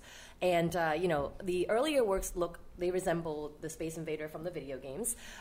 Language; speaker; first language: English; non-native, local second language; Cantonese